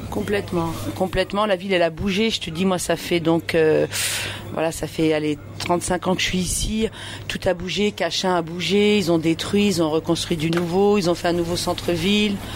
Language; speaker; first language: French; early bilingual, other home language; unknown